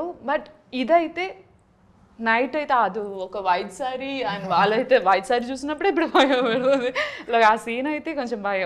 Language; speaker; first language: Telugu; non-native, learner; Malayalam